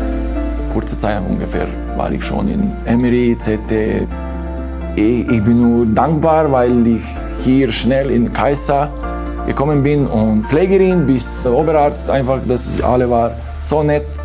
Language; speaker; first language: German; non-native, fluent; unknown